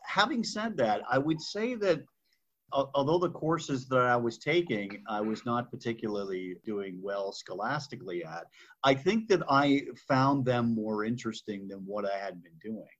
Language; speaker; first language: English; native; English